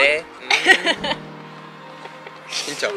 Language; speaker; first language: Korean; non-native, fluent; Japanese